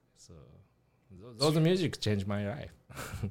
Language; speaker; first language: English; non-native, learner; Japanese